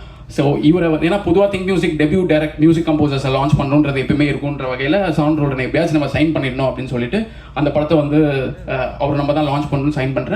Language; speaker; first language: Tamil; native; Tamil